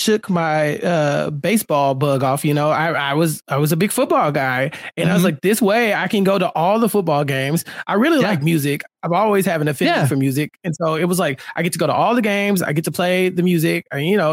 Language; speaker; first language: English; native; English